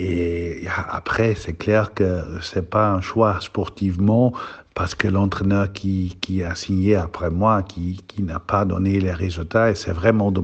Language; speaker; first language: French; non-native, fluent; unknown